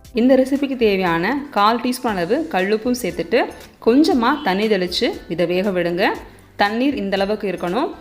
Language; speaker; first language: Tamil; native; Tamil